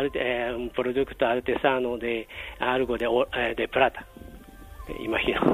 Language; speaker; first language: Spanish; non-native, learner; Japanese